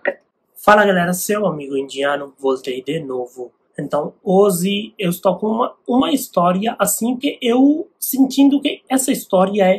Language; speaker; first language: Portuguese; non-native, learner; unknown